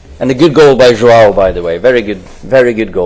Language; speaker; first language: English; non-native, fluent; Norwegian